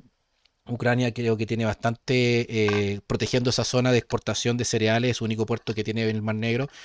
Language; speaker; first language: Spanish; native; Spanish